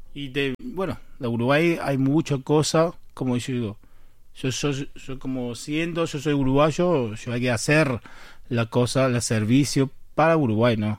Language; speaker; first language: Spanish; non-native, learner; Chinese